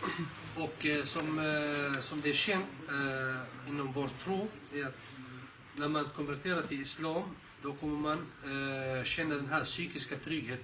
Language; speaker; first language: Swedish; early bilingual, other home language; Arabic